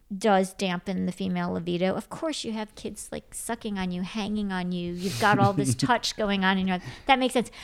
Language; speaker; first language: English; native; English